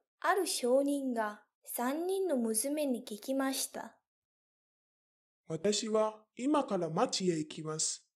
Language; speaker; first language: Japanese; non-native, fluent; English